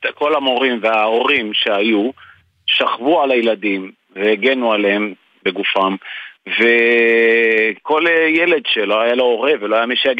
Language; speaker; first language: Hebrew; native; Hebrew